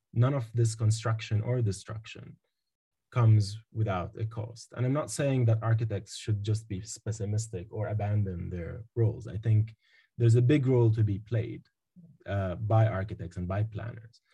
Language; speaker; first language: English; non-native, fluent; Arabic